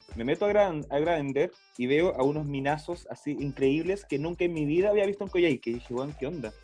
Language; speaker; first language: Spanish; native; Spanish